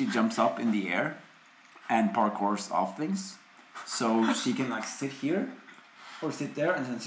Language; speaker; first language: English; non-native, fluent; Norwegian